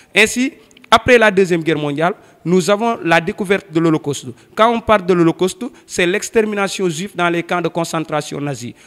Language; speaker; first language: French; non-native, local second language; Wolof